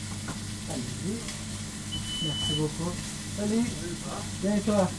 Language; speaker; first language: French; non-native, learner; Turkish